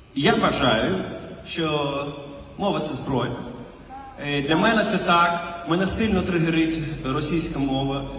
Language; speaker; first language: Ukrainian; non-native, local second language; Russian